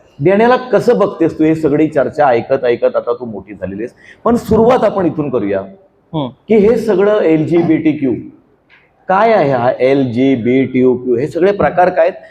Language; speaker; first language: Marathi; native; Marathi